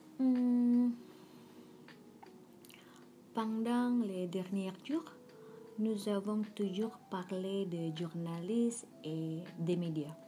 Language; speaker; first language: French; non-native, learner; Indonesian